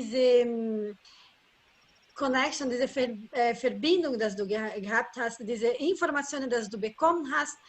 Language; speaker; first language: German; non-native, learner; Portuguese